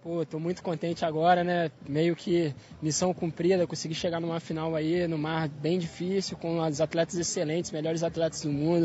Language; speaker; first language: Portuguese; native; Portuguese